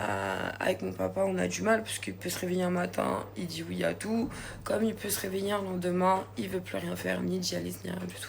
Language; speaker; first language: French; native; French